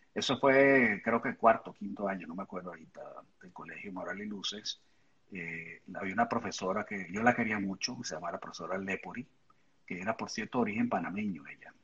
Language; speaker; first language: Spanish; native; Spanish